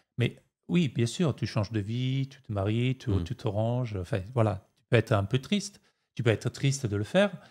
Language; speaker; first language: French; non-native, fluent; Italian